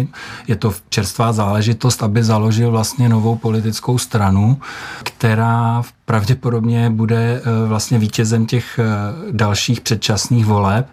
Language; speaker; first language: Czech; native; Czech